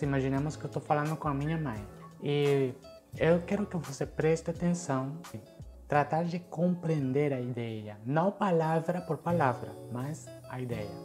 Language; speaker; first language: Portuguese; non-native, fluent; Spanish